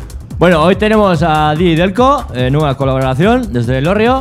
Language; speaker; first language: Spanish; non-native, local second language; Basque